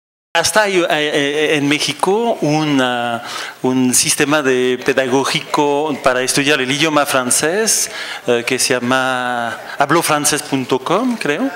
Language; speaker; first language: Spanish; non-native, fluent; French